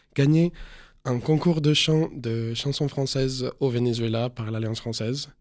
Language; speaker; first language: French; non-native, fluent; Spanish